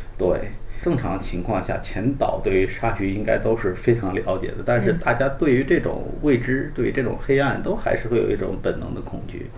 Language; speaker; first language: Chinese; native; Chinese